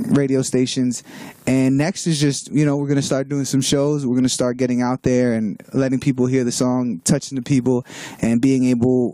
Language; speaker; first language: English; native; English